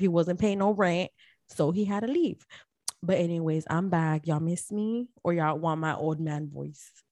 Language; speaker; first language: English; early bilingual, other home language; Spanish